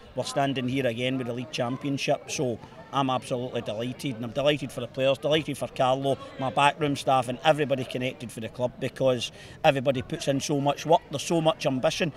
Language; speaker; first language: English; native; English